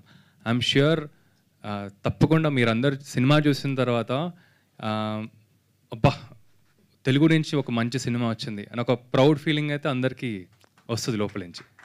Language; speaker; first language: Telugu; native; Telugu